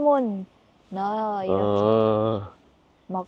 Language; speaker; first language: Korean; non-native, learner; Thai